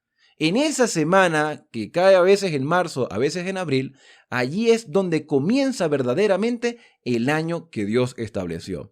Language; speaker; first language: Spanish; native; Spanish